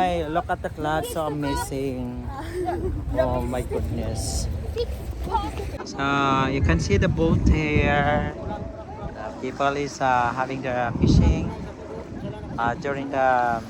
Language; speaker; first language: English; non-native, local second language; Hiligaynon